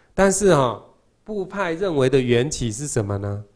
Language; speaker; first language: Chinese; native; Chinese